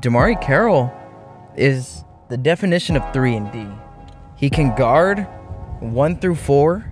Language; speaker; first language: English; native; English